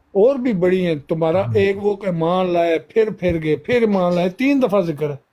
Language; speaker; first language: Urdu; non-native, local second language; Punjabi